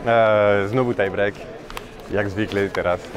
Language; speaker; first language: Polish; non-native, fluent; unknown